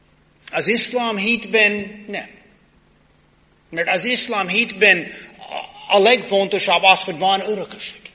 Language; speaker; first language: Hungarian; non-native, learner; English